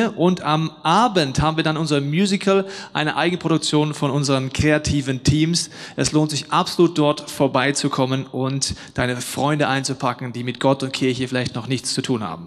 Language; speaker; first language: German; native; German